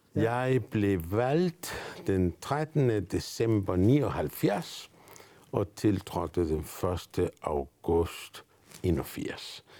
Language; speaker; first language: Danish; non-native, fluent; Spanish